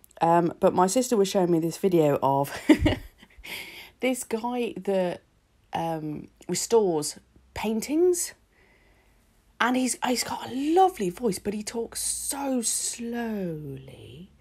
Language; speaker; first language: English; native; English